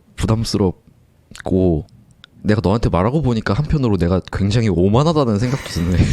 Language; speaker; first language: Korean; native; Korean